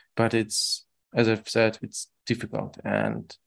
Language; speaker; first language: English; non-native, fluent; Russian